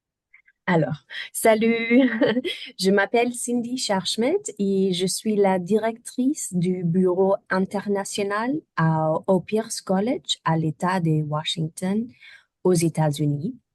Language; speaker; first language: French; non-native, learner; German